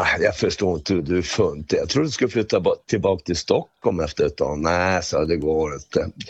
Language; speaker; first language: Swedish; native; Swedish